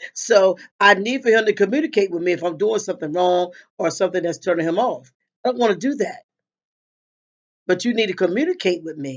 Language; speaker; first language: English; native; English